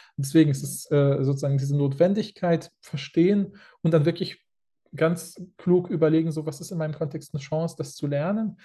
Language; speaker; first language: German; early bilingual, other home language; Polish